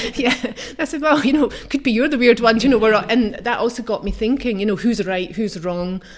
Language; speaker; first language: English; native; English